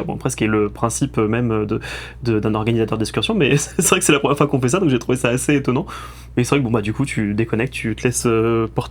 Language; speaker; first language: French; native; French